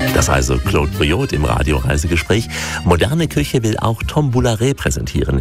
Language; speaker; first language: German; native; German